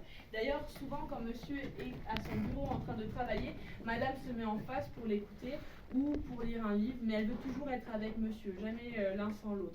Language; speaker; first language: French; native; French